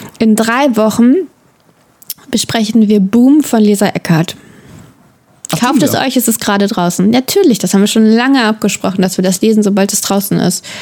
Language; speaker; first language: German; native; German